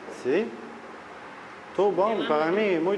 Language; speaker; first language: Portuguese; non-native, learner; French